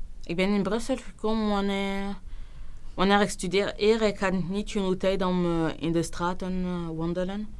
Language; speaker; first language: Dutch; non-native, local second language; French